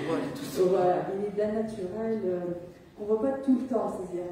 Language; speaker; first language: French; non-native, local second language; Arabic